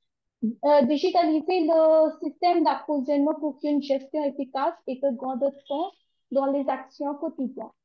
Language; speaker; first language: French; non-native, learner; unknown